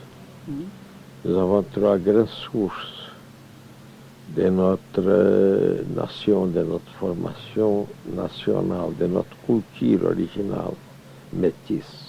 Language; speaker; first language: French; non-native, fluent; Portuguese